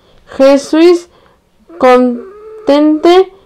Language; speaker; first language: French; non-native, learner; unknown